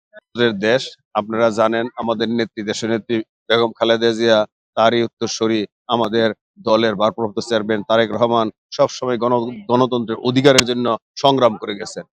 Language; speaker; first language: Bangla; native; Bangla